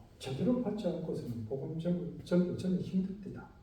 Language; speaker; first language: Korean; native; Korean